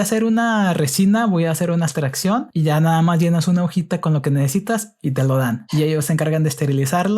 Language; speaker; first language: Spanish; native; Spanish